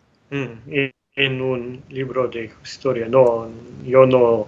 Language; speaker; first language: Spanish; non-native, learner; Tamil